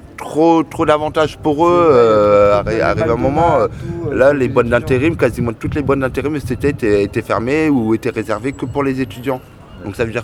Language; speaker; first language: French; native; French